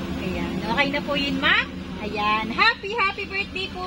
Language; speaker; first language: Filipino; native; Filipino